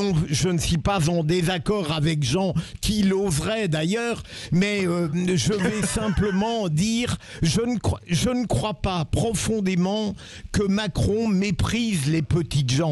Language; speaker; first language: French; native; French